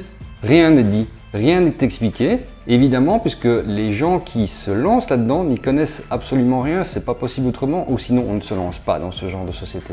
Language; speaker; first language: French; native; French